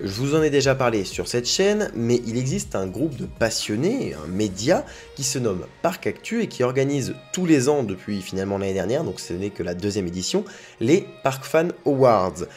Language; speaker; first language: French; native; French